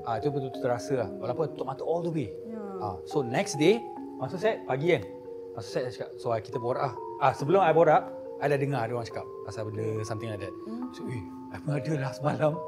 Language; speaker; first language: Malay; non-native, local second language; Chinese